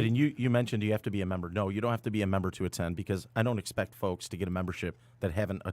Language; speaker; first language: English; native; English